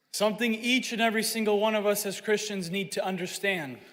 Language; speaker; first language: English; native; English